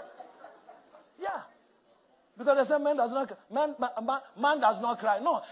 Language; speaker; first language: English; non-native, local second language; Akan